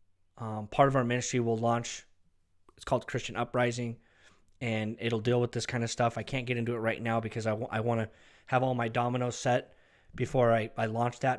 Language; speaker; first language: English; native; English